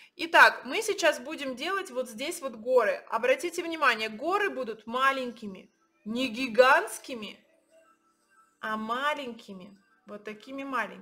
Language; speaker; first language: Russian; native; Russian